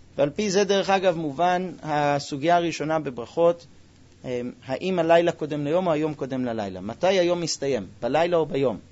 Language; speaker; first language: Hebrew; non-native, fluent; English